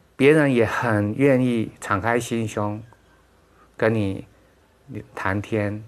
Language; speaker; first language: Chinese; native; Chinese